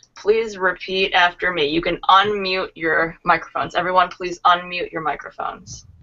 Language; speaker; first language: English; native; English